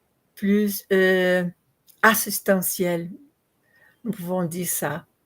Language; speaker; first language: French; non-native, learner; Portuguese